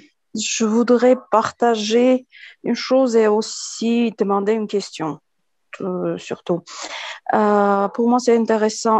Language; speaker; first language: French; non-native, fluent; Armenian